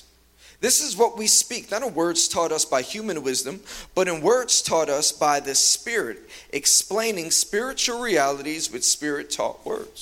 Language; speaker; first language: English; native; English